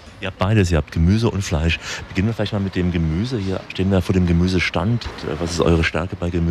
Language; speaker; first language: German; native; German